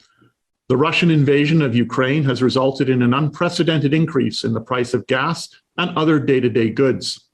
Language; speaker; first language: English; native; English